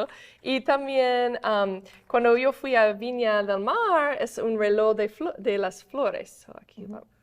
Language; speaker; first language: Spanish; non-native, fluent; English